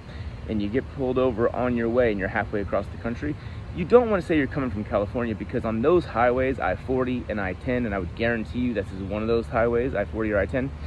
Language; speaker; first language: English; native; English